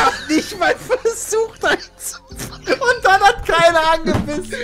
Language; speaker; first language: German; native; German